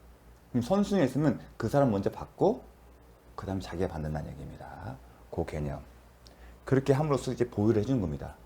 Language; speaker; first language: Korean; native; Korean